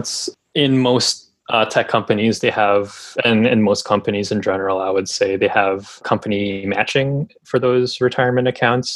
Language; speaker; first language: English; non-native, local second language; Filipino